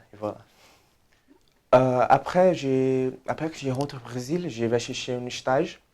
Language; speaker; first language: French; non-native, fluent; Portuguese